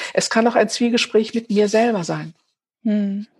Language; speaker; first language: German; native; German